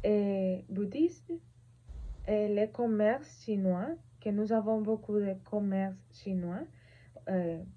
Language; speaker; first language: French; non-native, learner; Spanish